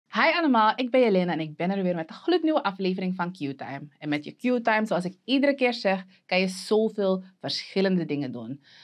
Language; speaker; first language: Dutch; native; Dutch